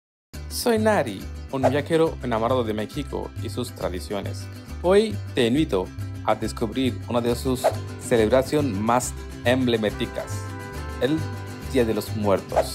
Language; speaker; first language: Spanish; non-native, fluent; Hindi